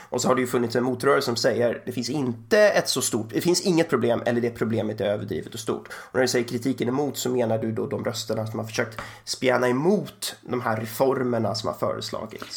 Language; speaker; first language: Swedish; native; Swedish